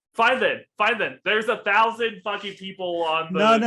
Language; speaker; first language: English; native; English